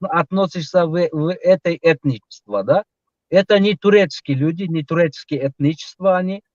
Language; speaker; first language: Russian; non-native, local second language; Tajik